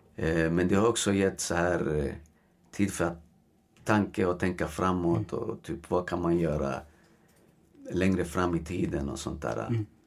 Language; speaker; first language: Swedish; early bilingual, other home language; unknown